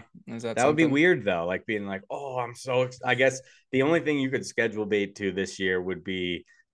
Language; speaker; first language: English; native; English